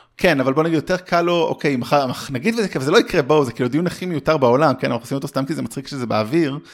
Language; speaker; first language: Hebrew; early bilingual, heritage; Hebrew